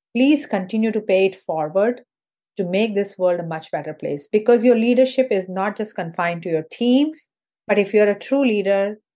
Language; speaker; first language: English; non-native, local second language; Hindi